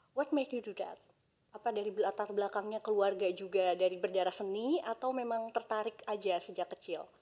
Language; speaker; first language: Indonesian; native; Indonesian